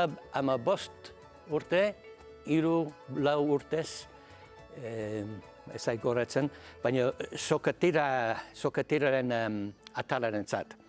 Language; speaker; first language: Basque; non-native, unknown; English